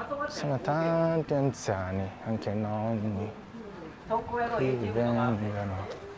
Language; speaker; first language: Italian; non-native, fluent; Japanese